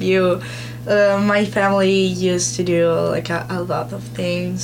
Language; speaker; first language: English; non-native, learner; Italian